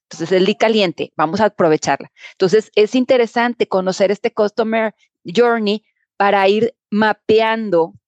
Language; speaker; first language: Spanish; native; Spanish